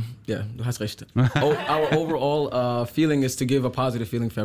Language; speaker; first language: English; native; English